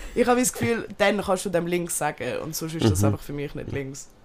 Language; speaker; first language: German; early bilingual, other home language; Turkish